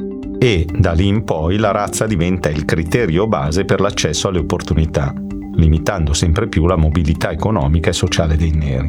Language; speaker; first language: Italian; native; Italian